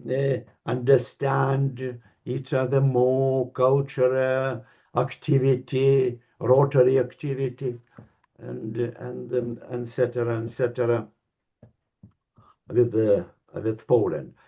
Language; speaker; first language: English; non-native, learner; Lithuanian